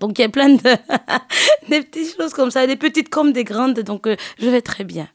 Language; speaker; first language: French; early bilingual, other home language; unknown